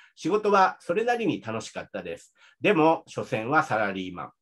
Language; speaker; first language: Japanese; native; Japanese